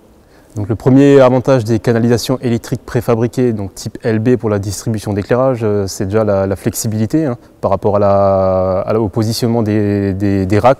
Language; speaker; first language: French; native; French